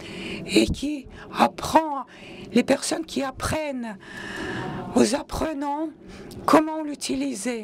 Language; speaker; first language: French; non-native, local second language; Latvian